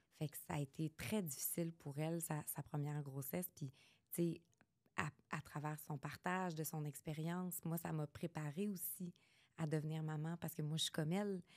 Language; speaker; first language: French; native; French